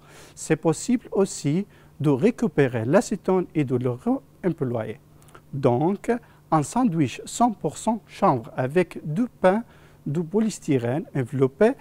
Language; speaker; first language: French; non-native, fluent; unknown